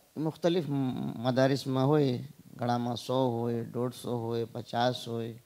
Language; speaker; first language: Gujarati; non-native, fluent; Urdu